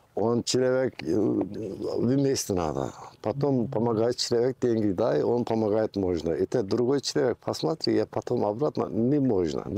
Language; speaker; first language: Russian; non-native, learner; Turkish